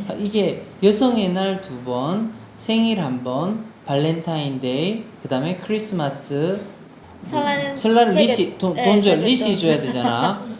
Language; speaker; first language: Korean; non-native, local second language; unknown